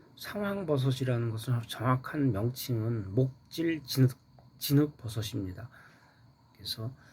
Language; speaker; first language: Korean; native; Korean